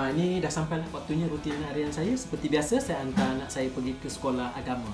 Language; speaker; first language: Malay; native; Malay